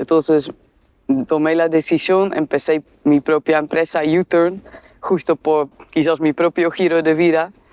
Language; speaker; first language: Spanish; non-native, fluent; Dutch